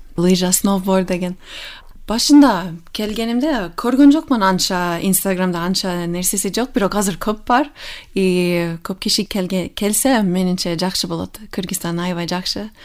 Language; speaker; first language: Kyrgyz; non-native, fluent; English